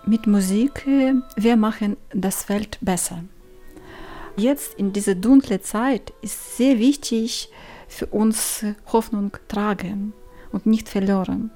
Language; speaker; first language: German; non-native, learner; Ukrainian